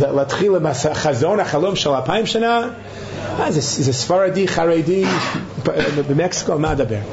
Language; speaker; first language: Hebrew; non-native, fluent; English